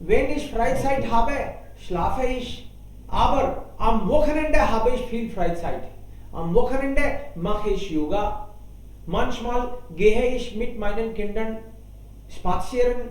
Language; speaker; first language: German; non-native, fluent; Hindi